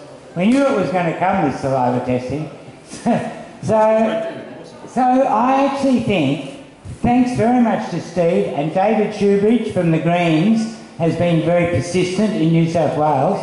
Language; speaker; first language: English; native; English